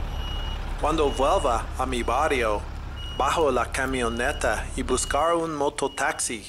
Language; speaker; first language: Spanish; non-native, learner; English